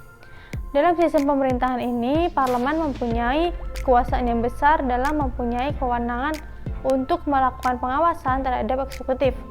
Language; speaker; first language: Indonesian; native; Indonesian